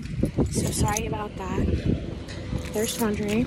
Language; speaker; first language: English; native; English